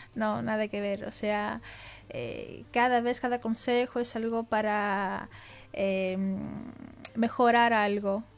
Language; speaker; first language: Spanish; non-native, fluent; Greek